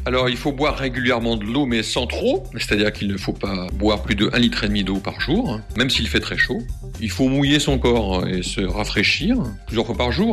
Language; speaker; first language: French; native; French